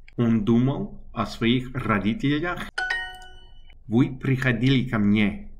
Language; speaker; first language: Russian; non-native, learner; English